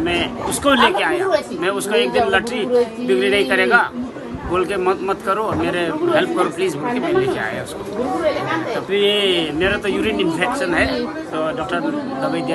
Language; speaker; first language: Hindi; non-native, local second language; Nepali